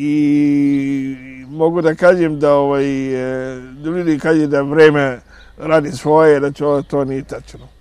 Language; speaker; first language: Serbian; non-native, fluent; Arabic